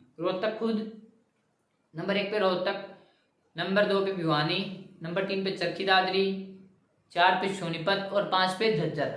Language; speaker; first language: Hindi; native; Hindi